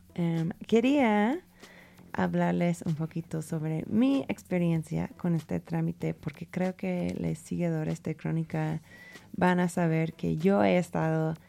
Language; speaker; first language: Spanish; non-native, fluent; English